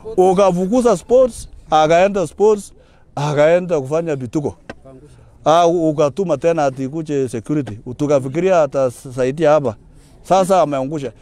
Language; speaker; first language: Swahili; non-native, local second language; Kalenjin